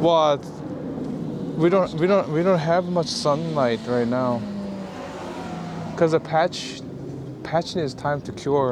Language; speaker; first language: English; non-native, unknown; Korean